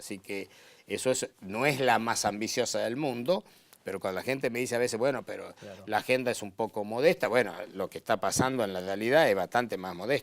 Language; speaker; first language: Spanish; native; Spanish